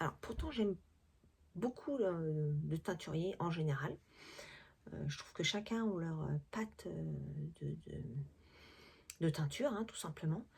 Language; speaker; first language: French; native; French